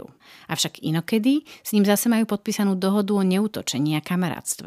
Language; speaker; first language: Slovak; native; Slovak